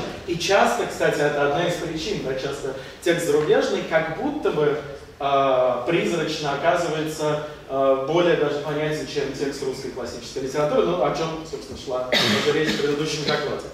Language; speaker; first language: Russian; native; Russian